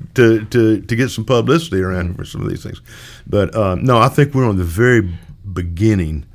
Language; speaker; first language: English; native; English